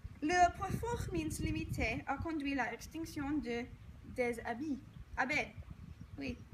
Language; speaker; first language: French; non-native, learner; English